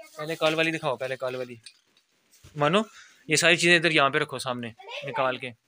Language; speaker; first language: Urdu; non-native, local second language; Punjabi